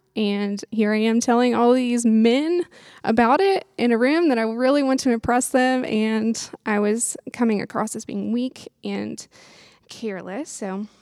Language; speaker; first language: English; native; English